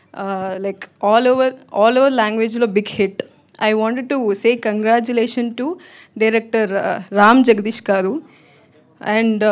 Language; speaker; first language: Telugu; non-native, learner; Tamil